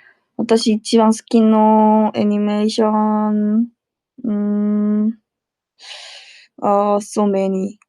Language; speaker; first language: Japanese; non-native, learner; Korean